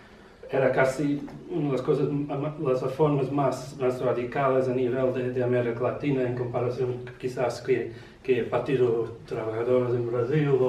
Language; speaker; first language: Spanish; non-native, learner; English